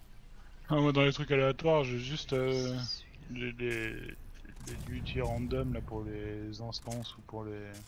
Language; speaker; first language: French; native; French